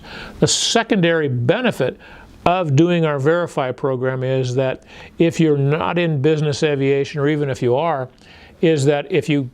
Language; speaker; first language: English; native; English